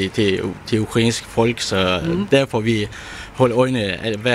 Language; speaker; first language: Danish; non-native, learner; Ukrainian